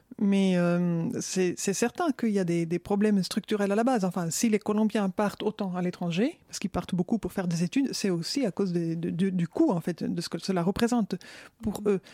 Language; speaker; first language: French; non-native, fluent; Spanish